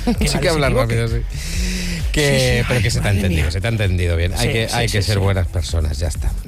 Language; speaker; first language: Spanish; native; Spanish